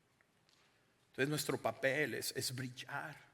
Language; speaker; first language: Spanish; native; Spanish